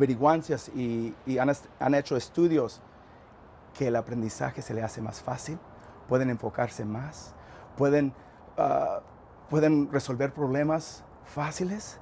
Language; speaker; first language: Spanish; early bilingual, heritage; Spanish